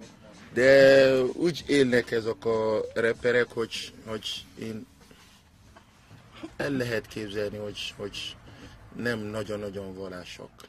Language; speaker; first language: Hungarian; non-native, learner; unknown